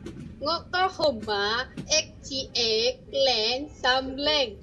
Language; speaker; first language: Chinese; non-native, learner; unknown